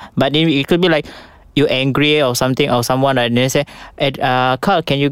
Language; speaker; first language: English; non-native, local second language; Malay